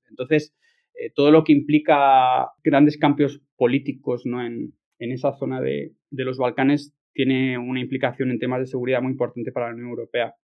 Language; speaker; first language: Spanish; native; Spanish